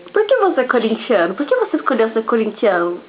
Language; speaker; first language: Portuguese; native; Portuguese